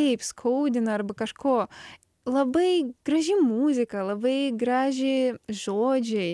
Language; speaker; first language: Lithuanian; non-native, learner; Ukrainian